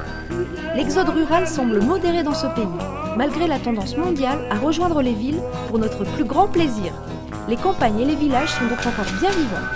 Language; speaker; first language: French; native; French